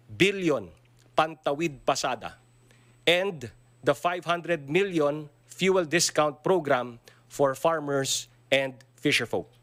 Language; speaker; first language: English; non-native, local second language; Filipino